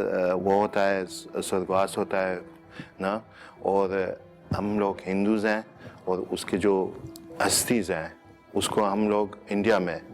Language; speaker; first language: Hindi; non-native, fluent; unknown